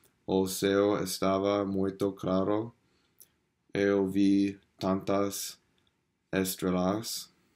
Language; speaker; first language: Portuguese; non-native, learner; English